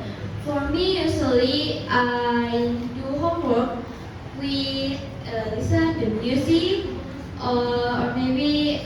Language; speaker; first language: English; non-native, learner; Indonesian